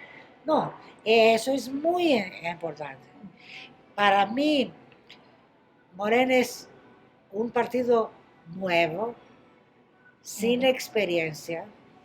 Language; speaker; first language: Spanish; non-native, fluent; Greek